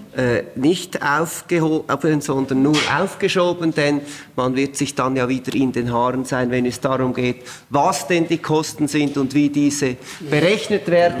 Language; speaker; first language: German; native; German